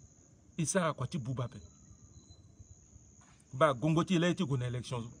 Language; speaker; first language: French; non-native, local second language; Sango